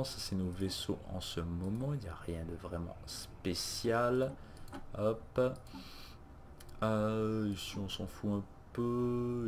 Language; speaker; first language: French; native; French